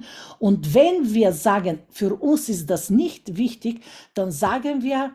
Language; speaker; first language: German; non-native, fluent; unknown